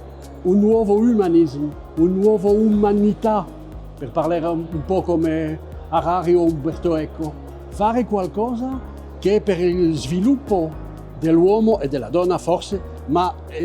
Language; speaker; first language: Italian; non-native, fluent; French